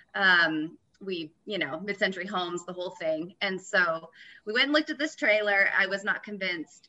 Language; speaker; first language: English; native; English